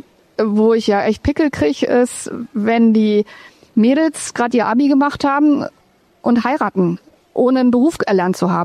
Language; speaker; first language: German; native; German